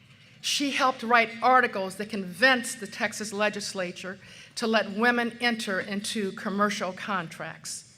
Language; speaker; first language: English; native; English